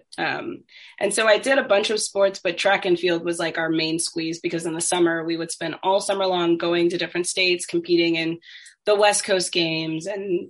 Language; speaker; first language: English; native; English